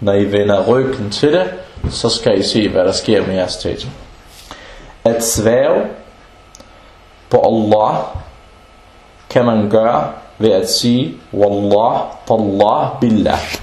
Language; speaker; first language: Danish; non-native, local second language; Arabic